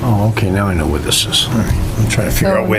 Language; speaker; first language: English; native; English